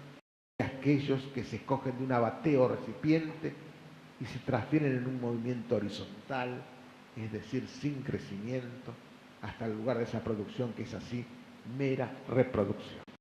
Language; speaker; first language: Spanish; native; Spanish